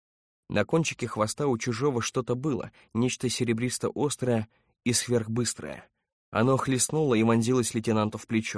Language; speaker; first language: Russian; native; Russian